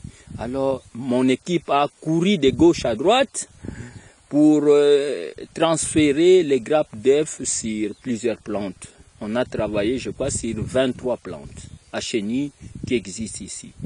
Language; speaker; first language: French; non-native, local second language; Kongo